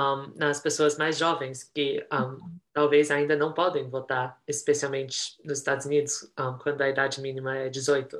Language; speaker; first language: Portuguese; early bilingual, heritage; Portuguese